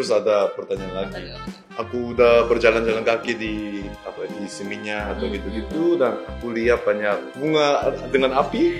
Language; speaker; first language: Indonesian; non-native, learner; Korean